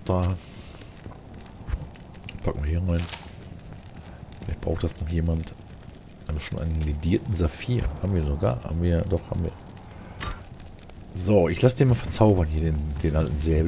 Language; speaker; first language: German; native; German